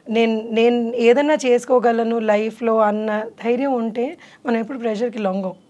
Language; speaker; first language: Telugu; native; Telugu